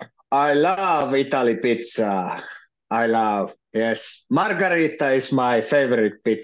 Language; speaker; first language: English; non-native, learner; Finnish